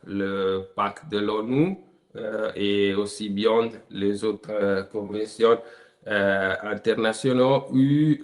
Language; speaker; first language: French; non-native, learner; Italian